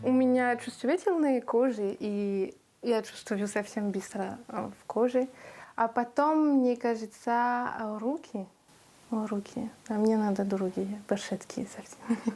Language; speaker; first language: Russian; non-native, learner; French